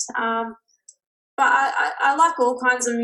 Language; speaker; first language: English; native; English